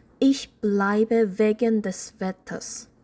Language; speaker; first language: German; non-native, fluent; Korean